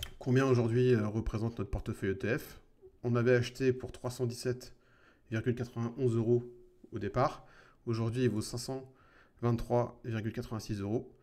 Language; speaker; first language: French; native; French